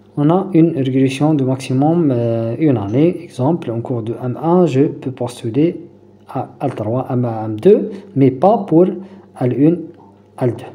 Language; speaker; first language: French; non-native, local second language; Arabic